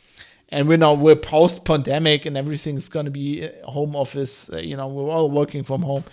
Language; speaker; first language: English; non-native, fluent; German